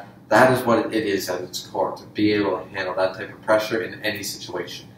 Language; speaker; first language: English; native; English